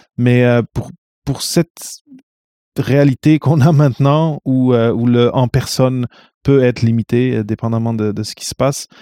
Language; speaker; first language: French; non-native, fluent; Portuguese